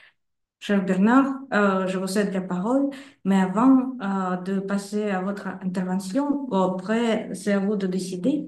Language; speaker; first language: French; non-native, fluent; Russian